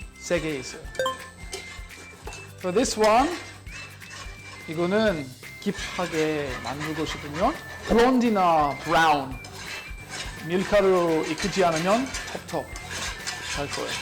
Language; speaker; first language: Korean; non-native, learner; English